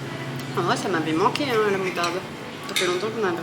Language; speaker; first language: French; native; French